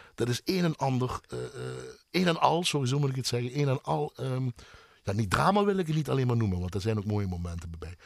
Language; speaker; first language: Dutch; native; Dutch